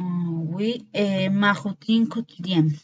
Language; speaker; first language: French; non-native, learner; Spanish